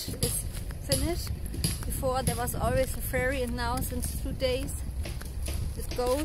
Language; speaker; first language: English; non-native, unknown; German